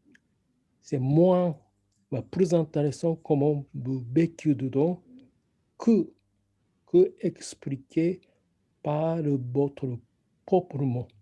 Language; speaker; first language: French; non-native, fluent; Japanese